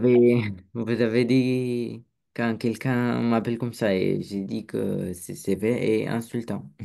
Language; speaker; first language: French; non-native, learner; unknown